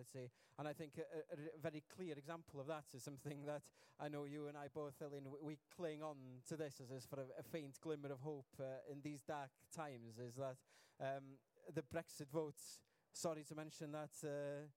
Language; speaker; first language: English; non-native, local second language; Welsh